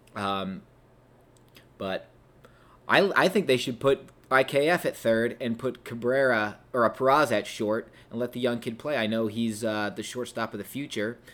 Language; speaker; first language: English; native; English